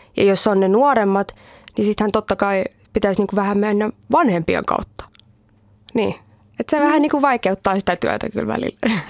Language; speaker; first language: Finnish; early bilingual, heritage; Finnish